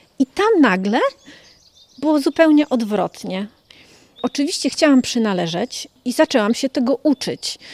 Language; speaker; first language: Polish; early bilingual, other home language; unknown